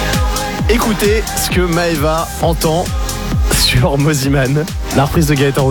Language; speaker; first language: French; native; French